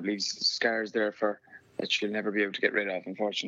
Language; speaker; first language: English; native; English